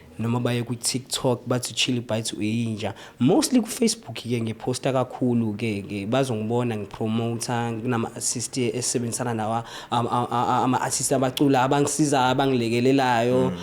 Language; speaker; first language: Zulu; native; Zulu